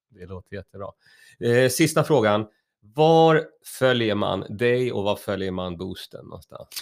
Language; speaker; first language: Swedish; native; Swedish